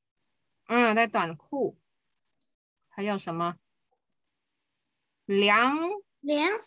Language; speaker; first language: Chinese; non-native, fluent; Vietnamese